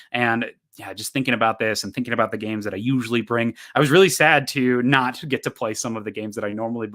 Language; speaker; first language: English; native; English